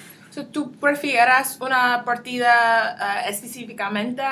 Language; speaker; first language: Spanish; non-native, learner; English